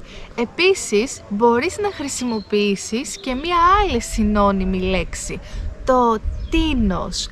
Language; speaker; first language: Greek; native; Greek